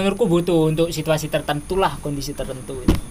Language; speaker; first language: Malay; non-native, local second language; Javanese